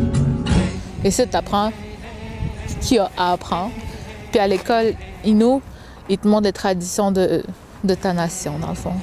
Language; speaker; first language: French; non-native, local second language; Innu-aimun